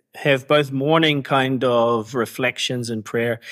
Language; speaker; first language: English; native; English